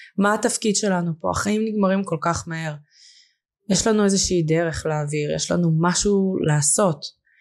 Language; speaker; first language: Hebrew; early bilingual, other home language; Russian